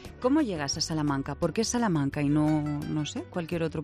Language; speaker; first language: Spanish; native; Spanish